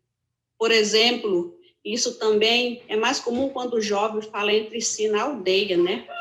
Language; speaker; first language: Portuguese; non-native, local second language; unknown